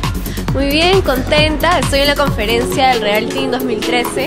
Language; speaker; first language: Spanish; native; Spanish